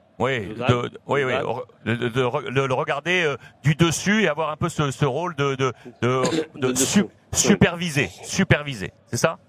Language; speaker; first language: French; native; French